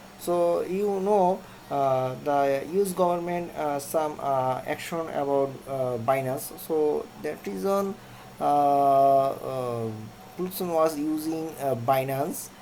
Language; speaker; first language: English; non-native, local second language; Bangla